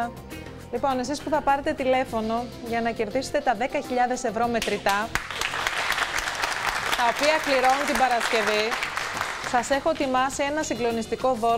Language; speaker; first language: Greek; native; Greek